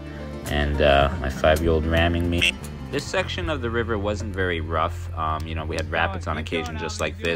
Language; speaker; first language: English; native; English